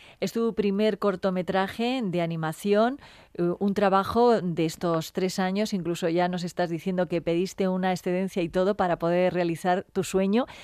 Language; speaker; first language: Spanish; native; Spanish